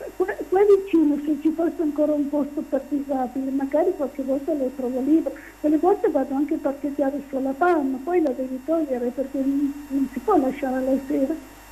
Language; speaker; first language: Italian; native; Italian